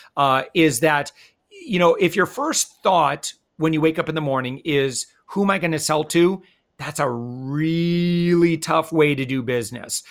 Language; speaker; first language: English; native; English